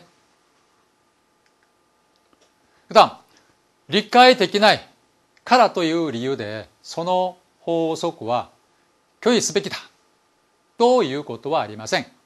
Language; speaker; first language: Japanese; non-native, fluent; Korean